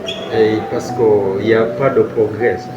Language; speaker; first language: French; non-native, fluent; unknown